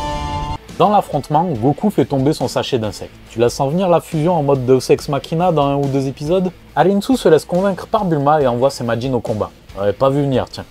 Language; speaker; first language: French; native; French